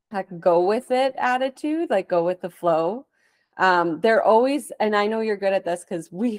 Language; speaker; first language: English; native; English